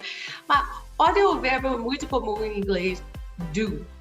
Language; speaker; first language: Portuguese; non-native, fluent; English